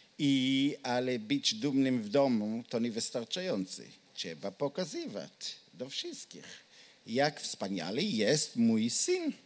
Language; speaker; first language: Polish; non-native, learner; Hebrew